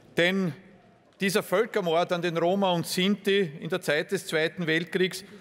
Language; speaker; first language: German; native; German